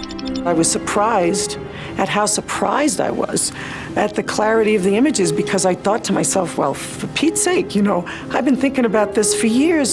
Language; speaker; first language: English; native; English